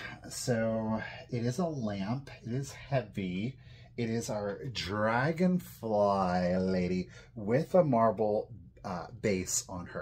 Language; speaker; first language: English; native; English